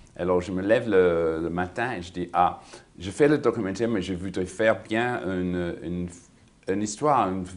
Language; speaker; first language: French; non-native, learner; English